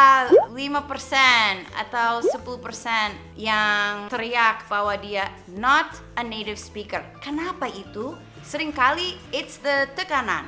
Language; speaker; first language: Indonesian; non-native, fluent; English